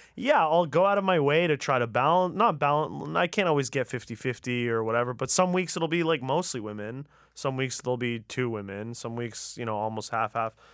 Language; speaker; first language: English; early bilingual, other home language; Persian